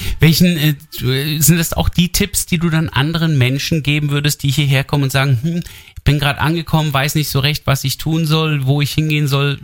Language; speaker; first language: German; native; German